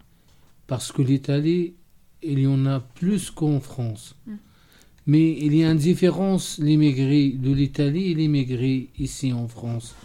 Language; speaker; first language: French; non-native, learner; Arabic